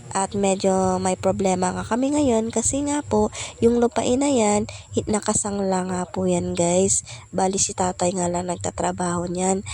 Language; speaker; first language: Filipino; non-native, local second language; Hiligaynon